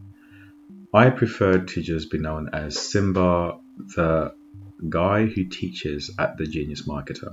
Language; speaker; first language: English; non-native, local second language; Shona